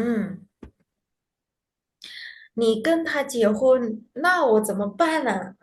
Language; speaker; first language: Chinese; non-native, fluent; Indonesian